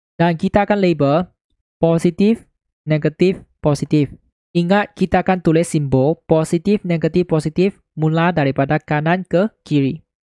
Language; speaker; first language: Malay; non-native, local second language; Chinese